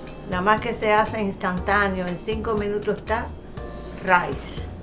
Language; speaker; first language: Spanish; native; Spanish